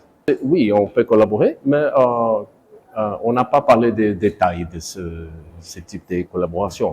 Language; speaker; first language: French; non-native, learner; Portuguese